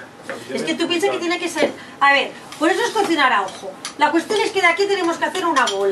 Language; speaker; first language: Spanish; native; Spanish